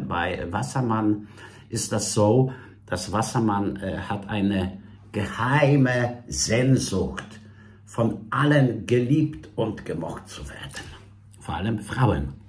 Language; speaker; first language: German; non-native, fluent; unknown